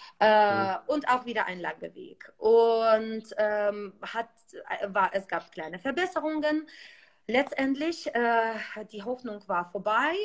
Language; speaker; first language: German; non-native, fluent; Russian